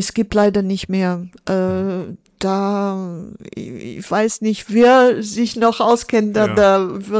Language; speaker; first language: German; non-native, fluent; Portuguese